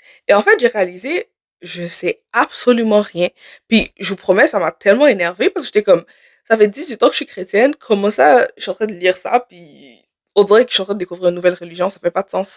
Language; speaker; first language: French; native; French